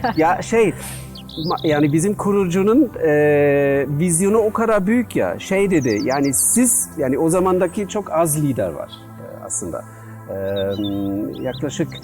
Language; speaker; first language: Turkish; non-native, learner; German